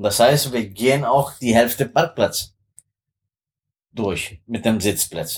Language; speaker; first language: German; non-native, fluent; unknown